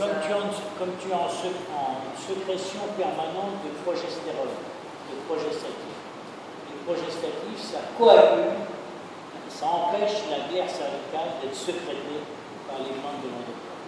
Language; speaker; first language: French; native; French